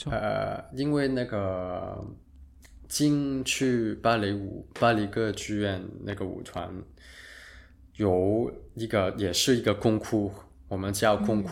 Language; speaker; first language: Chinese; non-native, local second language; Cantonese